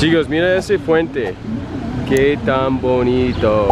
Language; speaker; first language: Spanish; non-native, fluent; English